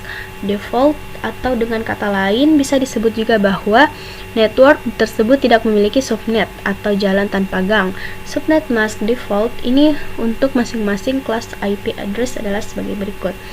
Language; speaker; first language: Indonesian; native; Indonesian